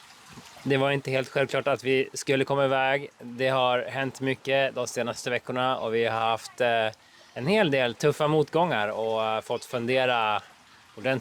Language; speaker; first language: Swedish; native; Swedish